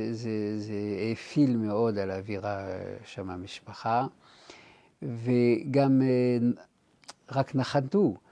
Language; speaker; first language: Hebrew; non-native, fluent; French